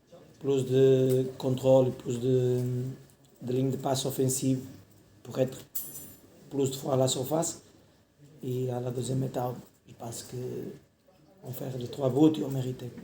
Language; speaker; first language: French; non-native, learner; Portuguese